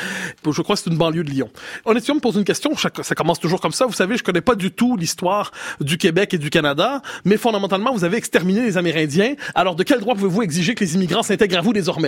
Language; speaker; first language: French; native; French